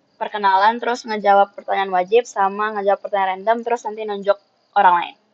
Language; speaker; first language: Indonesian; native; Indonesian